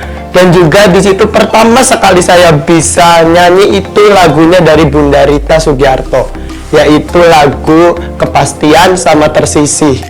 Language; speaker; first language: Indonesian; non-native, local second language; Javanese